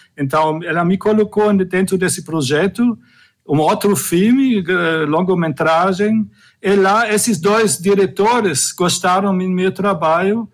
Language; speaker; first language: Portuguese; non-native, fluent; German